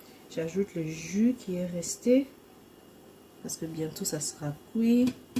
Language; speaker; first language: French; non-native, local second language; Lingala